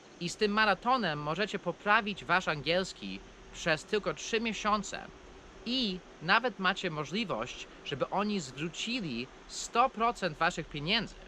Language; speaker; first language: Polish; non-native, fluent; English